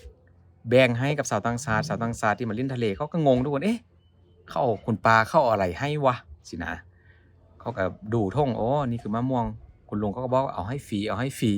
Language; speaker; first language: Thai; non-native, local second language; Northeastern Thai